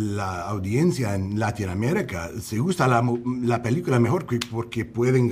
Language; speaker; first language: Spanish; non-native, learner; English